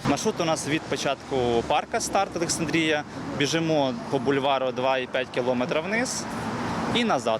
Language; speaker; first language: Ukrainian; native; Ukrainian